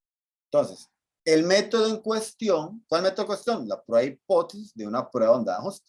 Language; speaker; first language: Spanish; native; Spanish